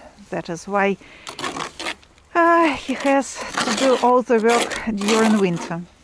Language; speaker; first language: English; non-native, fluent; Russian